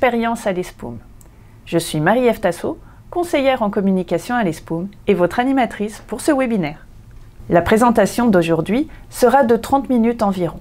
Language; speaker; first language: French; native; French